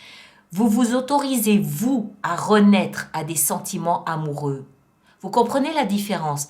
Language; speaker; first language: French; native; French